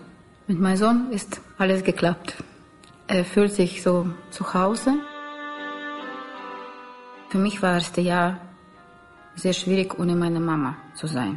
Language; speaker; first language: German; non-native, learner; Russian